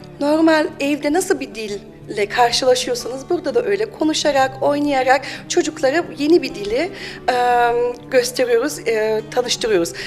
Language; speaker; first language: Turkish; early bilingual, heritage; German